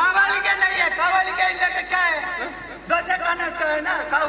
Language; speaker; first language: Hindi; non-native, local second language; Kannada